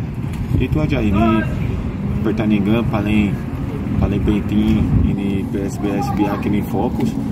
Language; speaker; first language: Indonesian; non-native, learner; Portuguese